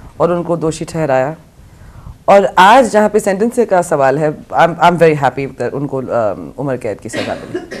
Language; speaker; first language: Hindi; native; Hindi